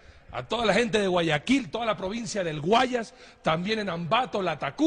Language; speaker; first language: Spanish; native; Spanish